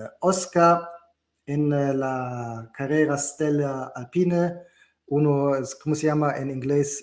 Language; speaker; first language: Spanish; non-native, learner; German